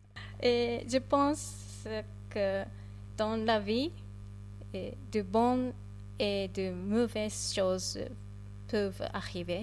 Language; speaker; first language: French; non-native, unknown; Japanese